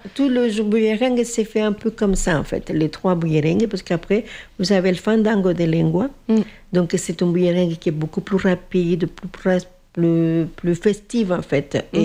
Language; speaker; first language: French; non-native, fluent; Spanish